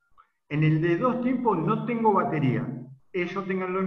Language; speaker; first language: Spanish; native; Spanish